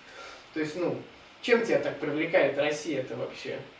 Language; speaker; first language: Russian; native; Russian